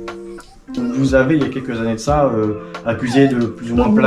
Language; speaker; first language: French; native; French